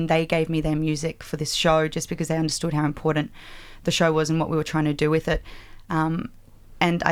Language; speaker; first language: English; native; English